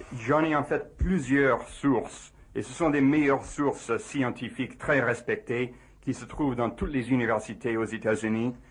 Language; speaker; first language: French; non-native, fluent; English